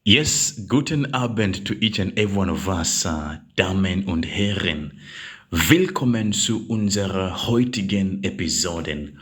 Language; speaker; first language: German; non-native, learner; English